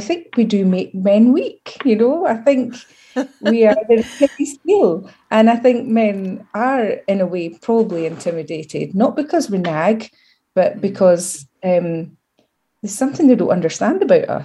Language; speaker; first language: English; native; English